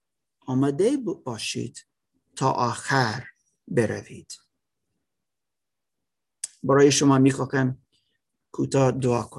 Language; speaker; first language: Persian; non-native, learner; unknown